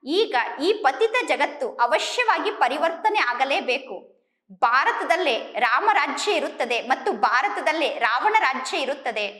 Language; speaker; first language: Kannada; native; Kannada